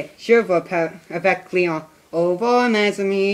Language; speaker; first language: French; non-native, learner; English